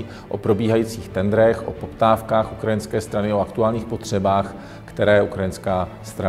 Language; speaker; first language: Czech; native; Czech